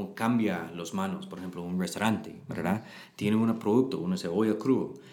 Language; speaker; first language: Spanish; non-native, learner; English